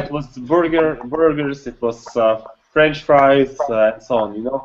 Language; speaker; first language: English; non-native, learner; Russian